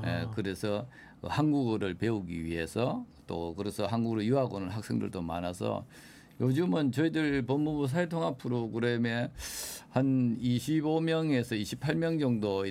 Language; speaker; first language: Korean; native; Korean